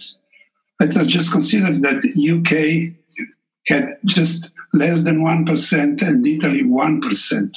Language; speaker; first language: English; non-native, fluent; Slovenian